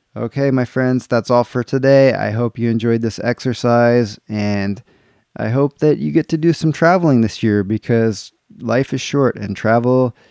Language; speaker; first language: English; native; English